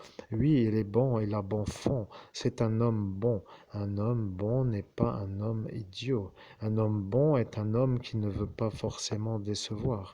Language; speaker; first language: French; native; French